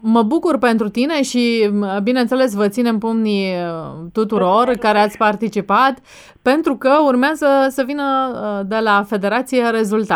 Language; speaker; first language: Romanian; native; Romanian